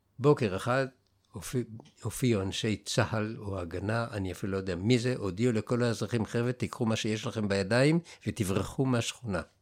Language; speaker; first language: Hebrew; native; Hebrew